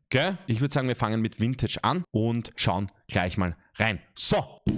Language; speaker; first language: German; native; German